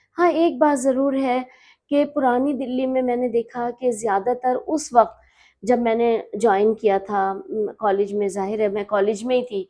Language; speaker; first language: Urdu; native; Urdu